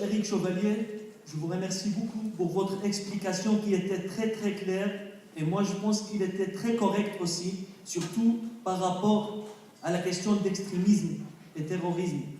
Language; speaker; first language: French; non-native, fluent; Arabic